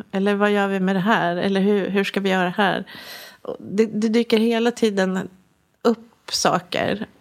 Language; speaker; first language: Swedish; native; Swedish